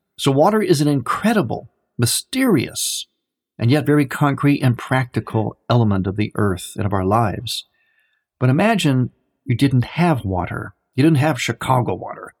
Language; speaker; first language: English; native; English